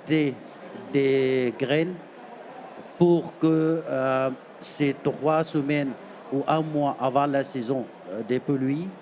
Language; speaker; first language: French; non-native, fluent; Arabic